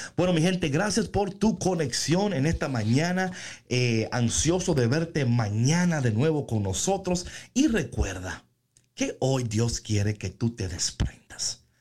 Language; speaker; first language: Spanish; native; Spanish